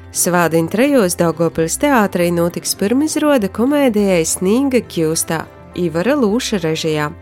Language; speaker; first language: Latvian; native; Latvian